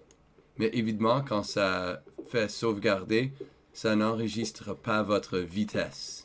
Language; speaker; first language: French; non-native, learner; English